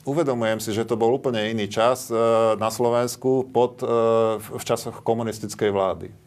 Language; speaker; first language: Slovak; native; Slovak